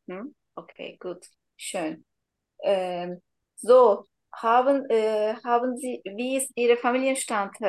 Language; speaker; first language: German; non-native, learner; Turkish